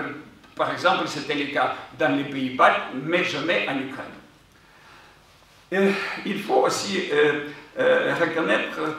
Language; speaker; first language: French; non-native, fluent; Ukrainian